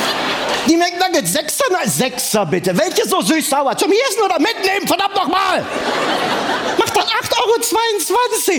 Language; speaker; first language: German; native; German